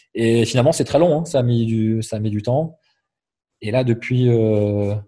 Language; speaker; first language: French; native; French